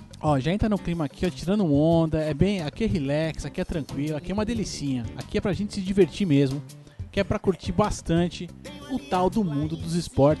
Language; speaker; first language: Portuguese; native; Portuguese